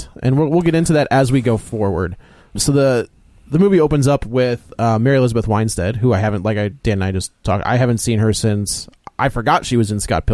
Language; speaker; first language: English; native; English